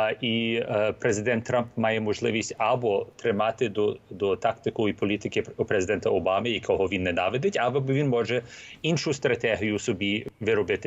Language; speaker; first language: Ukrainian; early bilingual, heritage; Ukrainian